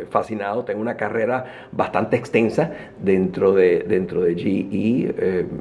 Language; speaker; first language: Spanish; native; Spanish